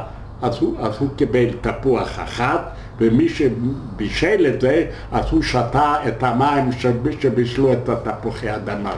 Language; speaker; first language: Hebrew; non-native, fluent; Yiddish